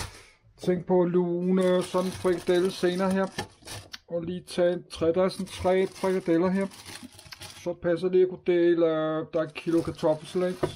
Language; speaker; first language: Danish; native; Danish